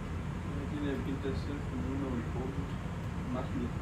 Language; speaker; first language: Spanish; native; Spanish